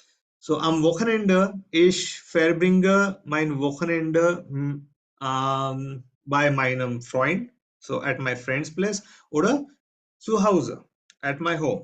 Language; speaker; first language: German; non-native, fluent; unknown